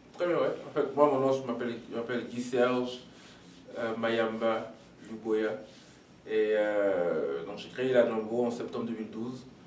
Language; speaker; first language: French; non-native, local second language; Lingala